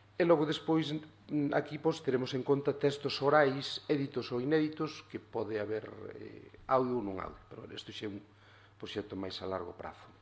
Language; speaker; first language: Galician; native; Galician